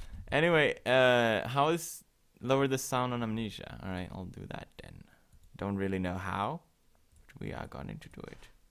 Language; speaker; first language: English; non-native, fluent; Swedish